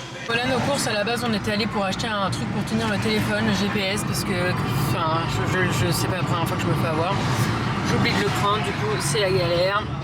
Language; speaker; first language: French; native; French